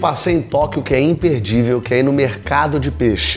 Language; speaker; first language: Portuguese; native; Portuguese